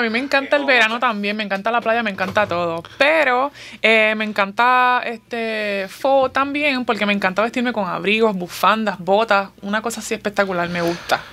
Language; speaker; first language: Spanish; early bilingual, heritage; Spanish